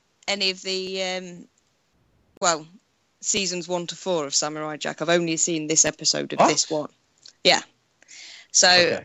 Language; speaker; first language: English; native; English